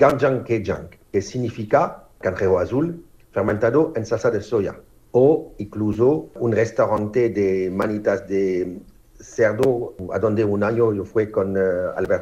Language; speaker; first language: Spanish; non-native, learner; French